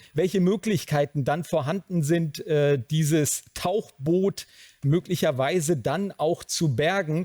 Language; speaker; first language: German; native; German